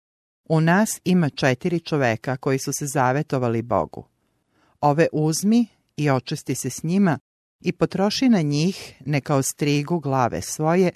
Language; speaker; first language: Serbian; native; Serbian